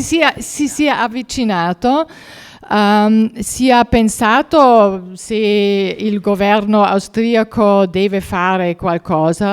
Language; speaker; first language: Italian; non-native, fluent; German